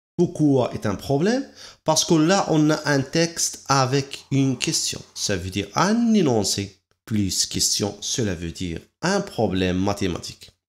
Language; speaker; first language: French; non-native, local second language; Arabic